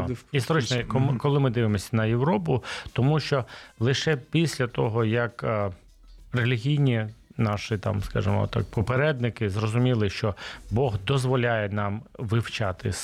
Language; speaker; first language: Ukrainian; non-native, local second language; Russian